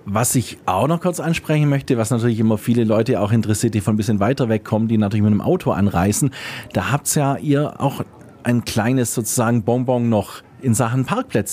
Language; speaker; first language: German; native; German